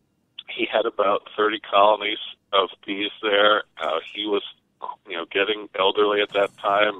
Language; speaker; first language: English; native; English